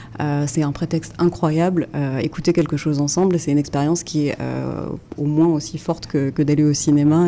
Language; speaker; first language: French; native; French